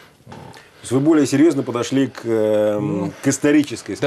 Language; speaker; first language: Russian; native; Russian